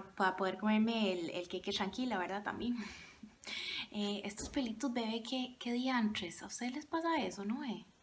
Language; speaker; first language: Spanish; native; Spanish